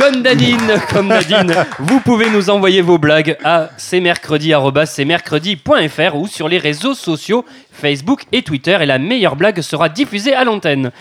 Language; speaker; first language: French; native; French